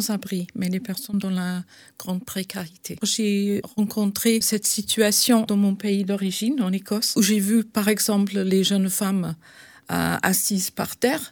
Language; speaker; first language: French; native; French